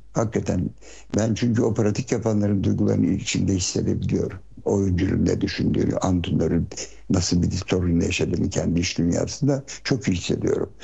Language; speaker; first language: Turkish; early bilingual, heritage; Turkish